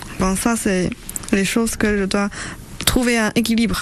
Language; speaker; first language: French; non-native, learner; Chinese